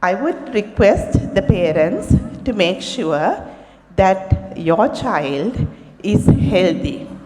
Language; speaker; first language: English; non-native, local second language; Sinhala